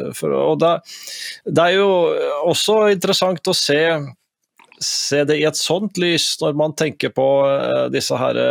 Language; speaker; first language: Norwegian; native; Norwegian